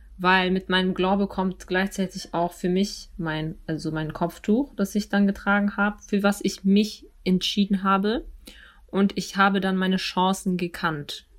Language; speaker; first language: German; early bilingual, other home language; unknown